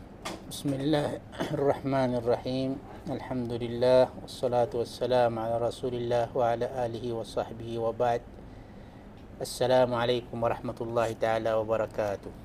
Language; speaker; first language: Arabic; non-native, fluent; Malay